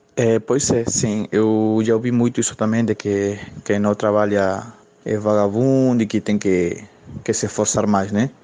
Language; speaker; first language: Portuguese; non-native, fluent; Spanish